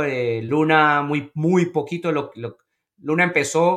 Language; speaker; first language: Spanish; native; Spanish